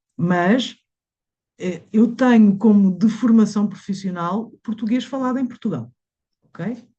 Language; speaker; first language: Portuguese; native; Portuguese